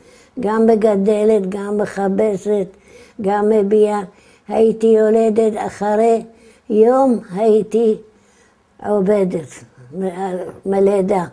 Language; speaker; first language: Hebrew; non-native, fluent; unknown